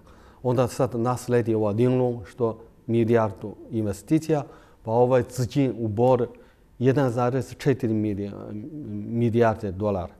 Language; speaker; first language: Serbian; non-native, fluent; Chinese